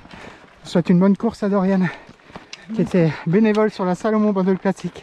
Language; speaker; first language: French; native; French